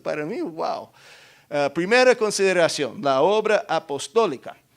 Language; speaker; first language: Spanish; non-native, fluent; English